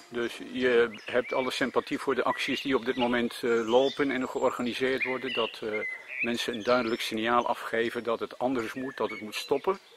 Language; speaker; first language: Dutch; native; Dutch